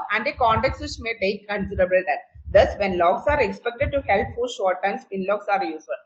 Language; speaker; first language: English; non-native, local second language; Malayalam